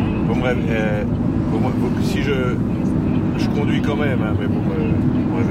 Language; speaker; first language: French; native; French